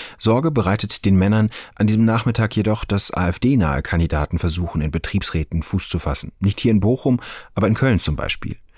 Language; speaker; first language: German; native; German